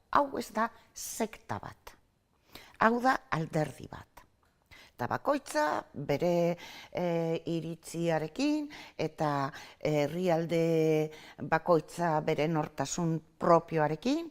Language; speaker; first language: Basque; non-native, local second language; Spanish